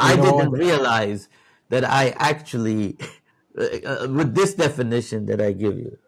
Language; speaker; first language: English; non-native, fluent; Persian